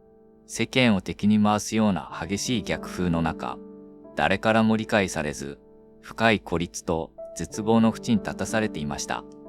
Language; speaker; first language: Japanese; native; Japanese